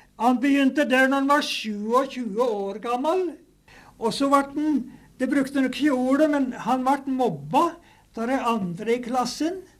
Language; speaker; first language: Norwegian; native; Norwegian